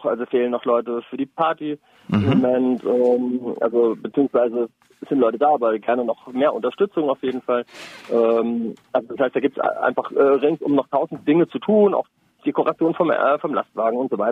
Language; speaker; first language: German; native; German